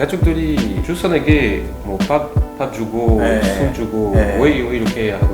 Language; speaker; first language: Korean; non-native, learner; French